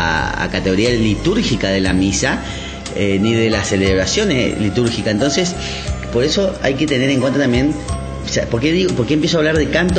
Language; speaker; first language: Spanish; native; Spanish